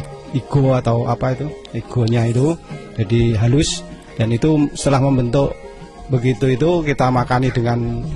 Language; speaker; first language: Indonesian; non-native, local second language; Javanese